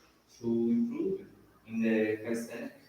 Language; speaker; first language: English; non-native, learner; Portuguese